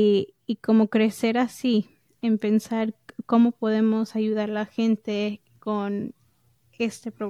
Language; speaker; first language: Spanish; early bilingual, heritage; English